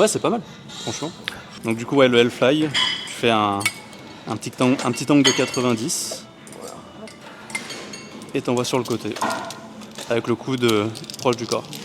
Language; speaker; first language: French; native; French